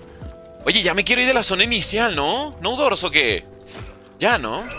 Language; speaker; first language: Spanish; native; Spanish